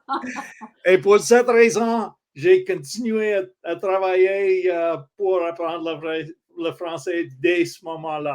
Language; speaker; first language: French; non-native, local second language; English